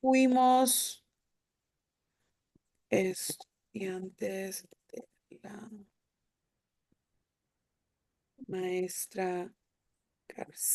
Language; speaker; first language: Spanish; non-native, fluent; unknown